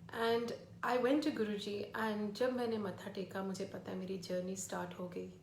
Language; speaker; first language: Hindi; early bilingual, other home language; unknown